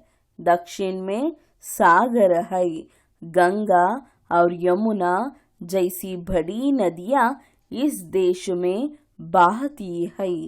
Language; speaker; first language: Hindi; non-native, local second language; Kannada